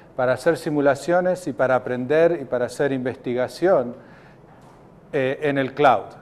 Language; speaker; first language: Spanish; native; Spanish